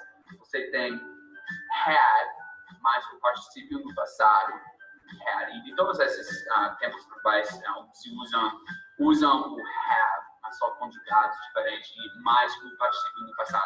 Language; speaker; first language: Portuguese; non-native, fluent; English